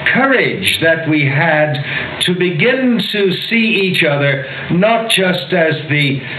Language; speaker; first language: English; native; English